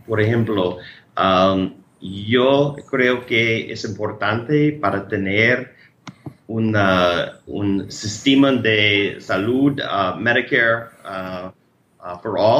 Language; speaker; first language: Spanish; non-native, learner; English